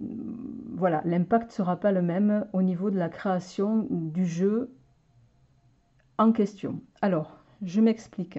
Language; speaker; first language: French; native; French